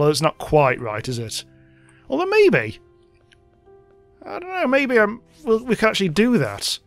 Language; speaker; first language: English; native; English